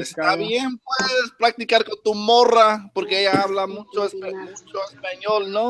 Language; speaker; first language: Spanish; non-native, learner; English